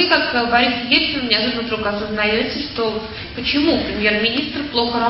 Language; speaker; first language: Russian; native; Russian